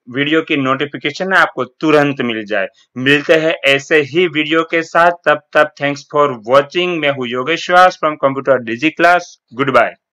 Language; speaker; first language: Hindi; non-native, local second language; Gujarati